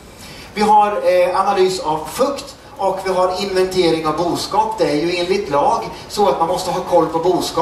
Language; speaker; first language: Swedish; native; Swedish